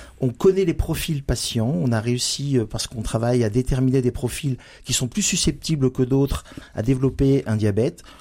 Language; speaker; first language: French; native; French